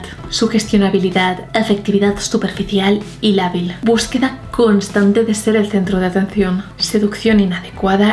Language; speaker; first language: Spanish; native; Spanish